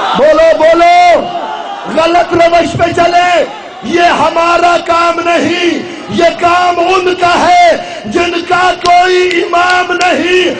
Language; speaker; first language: Urdu; non-native, local second language; Punjabi